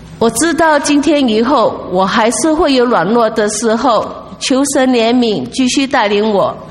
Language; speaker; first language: Chinese; non-native, local second language; English